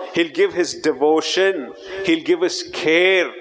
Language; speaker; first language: English; non-native, local second language; Tamil